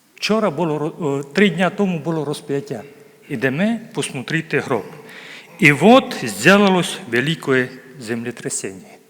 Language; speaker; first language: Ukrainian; native; Ukrainian